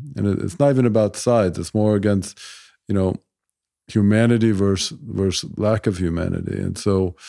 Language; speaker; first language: English; native; English